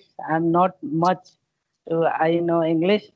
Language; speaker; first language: English; non-native, learner; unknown